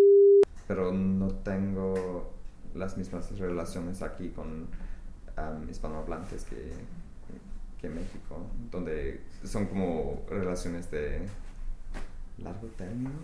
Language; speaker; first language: Spanish; non-native, fluent; English